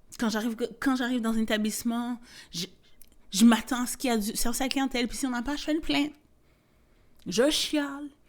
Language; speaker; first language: French; native; French